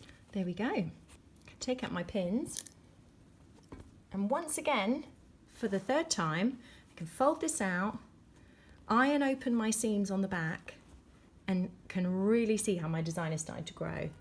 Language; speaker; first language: English; native; English